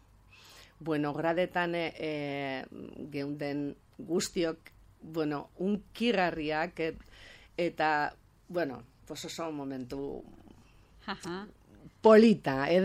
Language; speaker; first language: Basque; non-native, local second language; Spanish